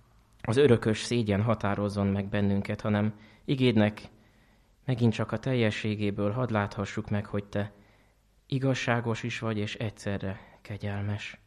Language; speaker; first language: Hungarian; native; Hungarian